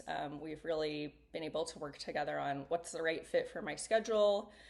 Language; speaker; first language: English; native; English